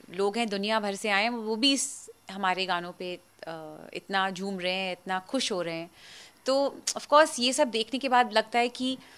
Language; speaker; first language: Hindi; native; Hindi